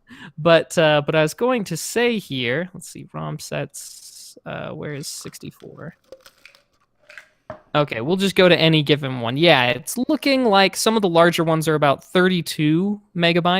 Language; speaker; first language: English; native; English